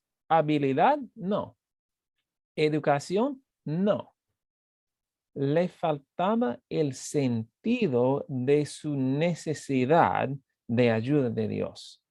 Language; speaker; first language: Spanish; non-native, fluent; English